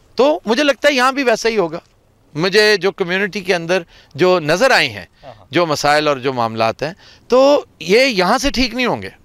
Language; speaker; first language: Urdu; native; Urdu